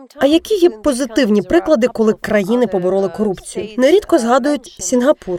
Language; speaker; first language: Ukrainian; native; Ukrainian